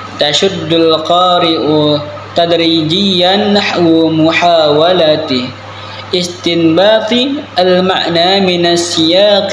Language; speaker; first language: Arabic; non-native, learner; Indonesian